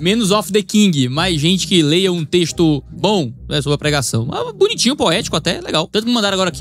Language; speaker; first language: Portuguese; native; Portuguese